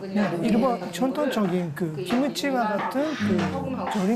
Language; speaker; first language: Korean; non-native, learner; Japanese